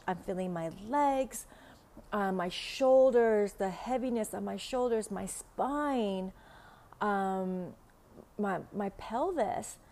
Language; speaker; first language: English; non-native, fluent; Vietnamese